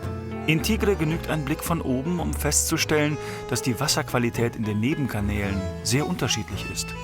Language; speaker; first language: German; native; German